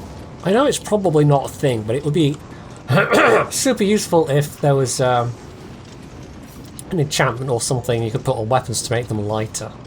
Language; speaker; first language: English; native; English